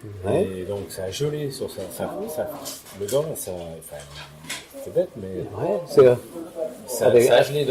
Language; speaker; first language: French; native; French